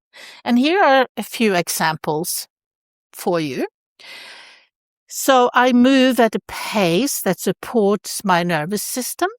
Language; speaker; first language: English; non-native, fluent; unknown